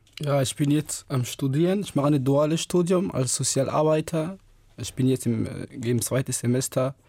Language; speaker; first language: German; non-native, fluent; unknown